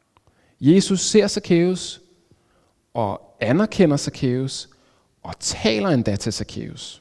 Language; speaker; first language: Danish; native; Danish